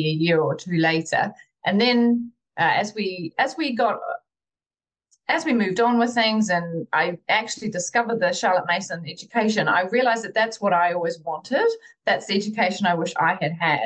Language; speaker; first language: English; native; English